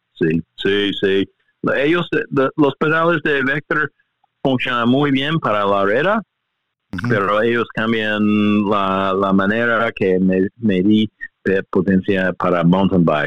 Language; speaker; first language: Spanish; non-native, learner; English